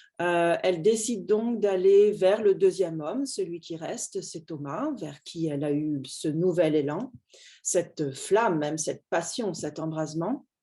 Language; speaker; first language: French; native; French